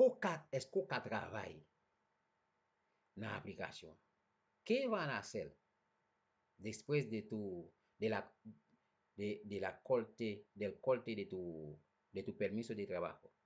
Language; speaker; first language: Spanish; non-native, fluent; Haitian Creole